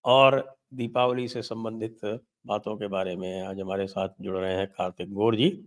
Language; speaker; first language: Hindi; native; Hindi